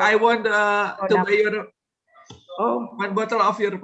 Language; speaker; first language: English; non-native, fluent; Indonesian